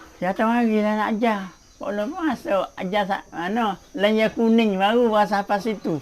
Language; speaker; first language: Malay; native; Malay